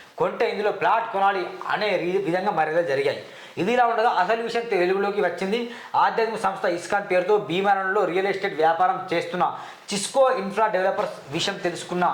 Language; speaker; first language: Telugu; native; Telugu